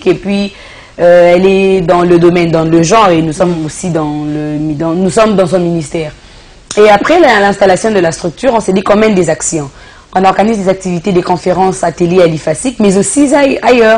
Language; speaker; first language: French; non-native, local second language; Lingala